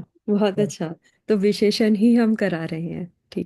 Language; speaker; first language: Hindi; native; Hindi